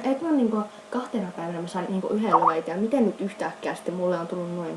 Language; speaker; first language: Finnish; native; Finnish